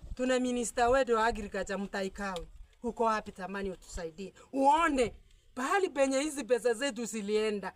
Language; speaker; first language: Swahili; non-native, local second language; Gusii